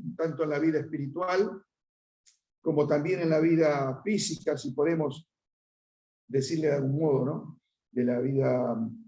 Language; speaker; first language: Spanish; native; Spanish